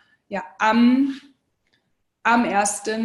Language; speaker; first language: German; non-native, fluent; English